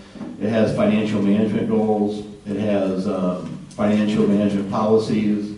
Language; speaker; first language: English; native; English